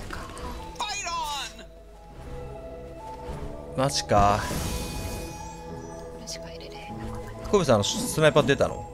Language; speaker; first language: Japanese; native; Japanese